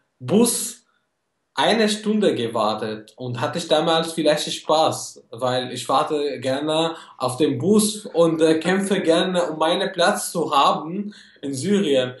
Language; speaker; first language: German; non-native, fluent; Arabic